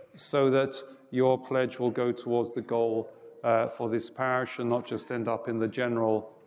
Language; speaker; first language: English; native; English